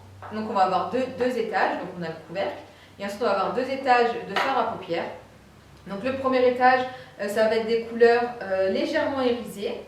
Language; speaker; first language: French; native; French